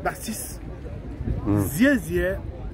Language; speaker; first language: German; non-native, fluent; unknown